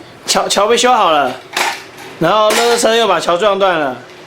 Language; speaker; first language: Chinese; native; Chinese